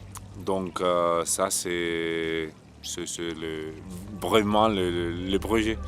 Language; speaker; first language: French; non-native, fluent; Spanish